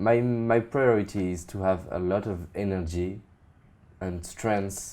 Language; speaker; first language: English; non-native, fluent; French